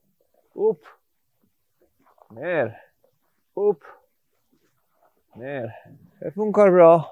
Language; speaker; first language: Swedish; non-native, learner; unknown